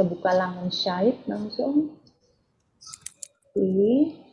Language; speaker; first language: German; non-native, fluent; Indonesian